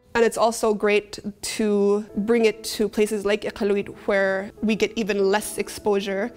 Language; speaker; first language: English; native; English